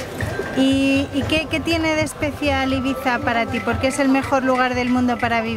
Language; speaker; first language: Spanish; native; Spanish